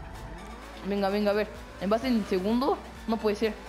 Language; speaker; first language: Spanish; native; Spanish